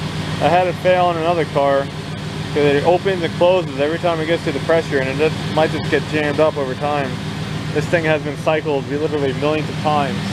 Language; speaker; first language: English; native; English